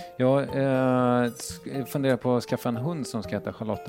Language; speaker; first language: Swedish; native; Swedish